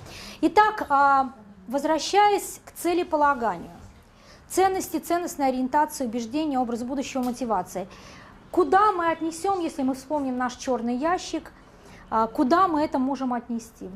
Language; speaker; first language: Russian; native; Russian